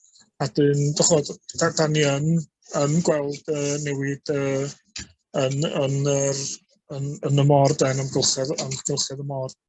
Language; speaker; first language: Welsh; native; Welsh